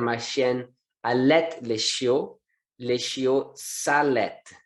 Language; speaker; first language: French; non-native, learner; English